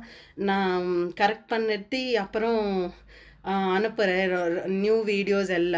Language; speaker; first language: Tamil; non-native, learner; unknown